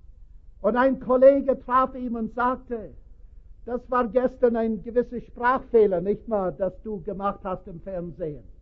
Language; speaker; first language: German; non-native, fluent; English